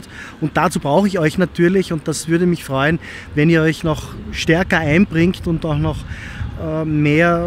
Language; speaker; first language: German; native; German